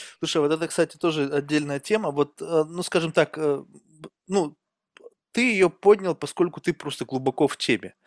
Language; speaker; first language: Russian; native; Russian